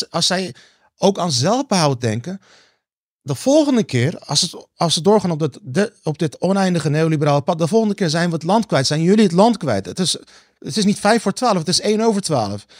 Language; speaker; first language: Dutch; native; Dutch